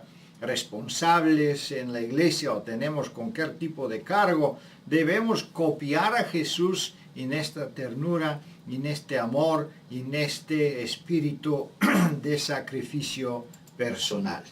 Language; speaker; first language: Spanish; non-native, fluent; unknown